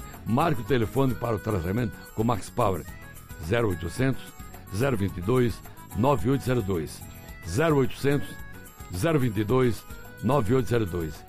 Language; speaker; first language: Portuguese; native; Portuguese